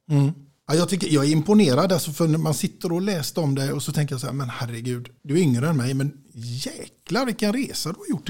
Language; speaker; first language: Swedish; native; Swedish